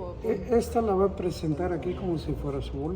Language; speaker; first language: Spanish; native; Spanish